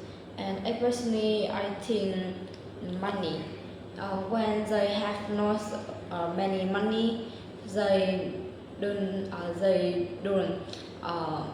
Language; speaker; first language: English; non-native, learner; Vietnamese